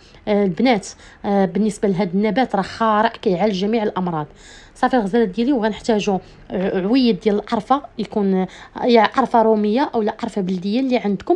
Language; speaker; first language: Arabic; native; Arabic